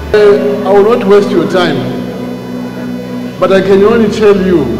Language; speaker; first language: English; non-native, local second language; Bemba